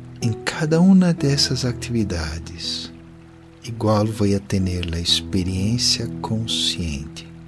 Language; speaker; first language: Spanish; non-native, fluent; Portuguese